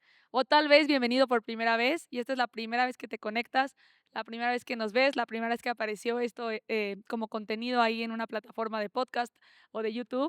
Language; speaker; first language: Spanish; native; Spanish